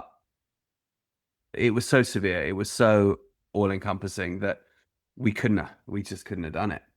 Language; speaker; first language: English; native; English